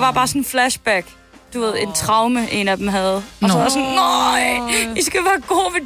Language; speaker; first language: Danish; native; Danish